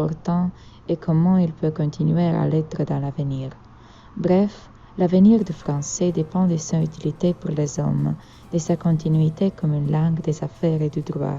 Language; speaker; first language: French; non-native, fluent; Romanian